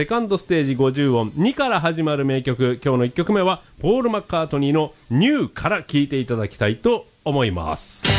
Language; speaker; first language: Japanese; native; Japanese